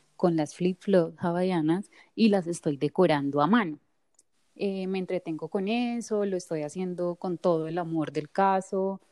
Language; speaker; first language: Spanish; native; Spanish